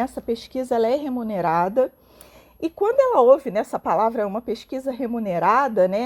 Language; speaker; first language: Portuguese; native; Portuguese